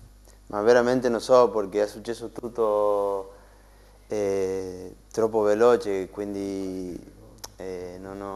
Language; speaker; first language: Italian; non-native, learner; Spanish